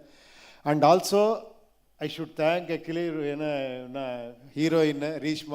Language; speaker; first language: Tamil; non-native, learner; Kannada